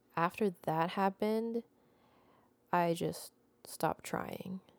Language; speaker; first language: English; non-native, local second language; Filipino